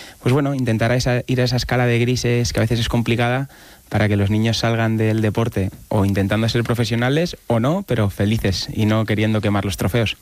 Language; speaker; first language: Spanish; native; Spanish